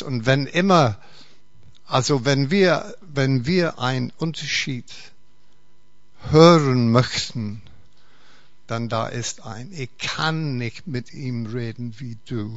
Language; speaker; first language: German; non-native, fluent; English